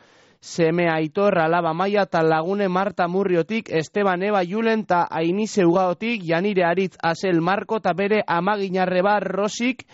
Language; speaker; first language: Basque; native; Basque